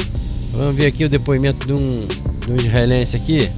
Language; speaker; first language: Portuguese; native; Portuguese